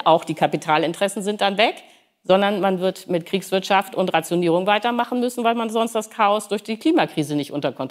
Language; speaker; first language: German; native; German